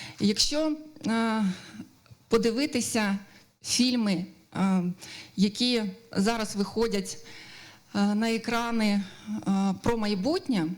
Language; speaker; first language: Ukrainian; native; Ukrainian